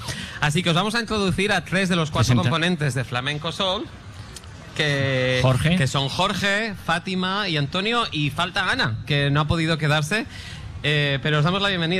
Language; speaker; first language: Spanish; native; Spanish